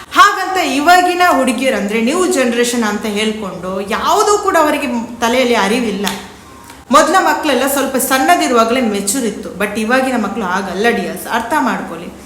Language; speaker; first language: Kannada; native; Kannada